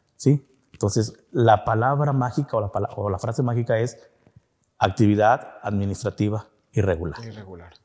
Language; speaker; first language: Spanish; native; Spanish